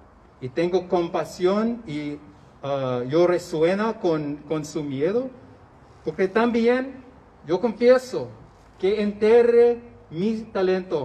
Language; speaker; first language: Spanish; non-native, learner; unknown